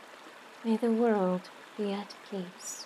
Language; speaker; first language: English; native; English